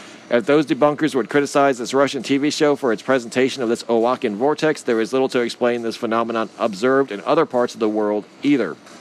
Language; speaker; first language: English; native; English